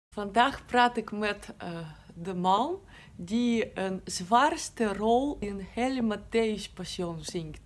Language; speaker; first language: Dutch; non-native, learner; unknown